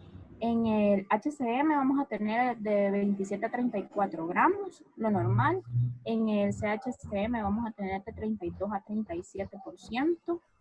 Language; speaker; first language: Spanish; native; Spanish